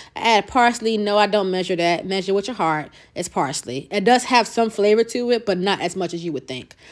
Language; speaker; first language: English; native; English